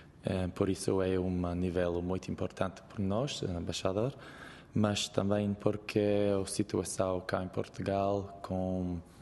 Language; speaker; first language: Portuguese; non-native, learner; English